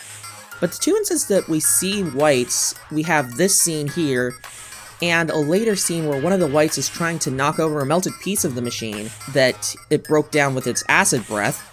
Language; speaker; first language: English; native; English